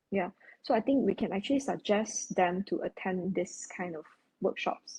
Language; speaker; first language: English; non-native, local second language; Chinese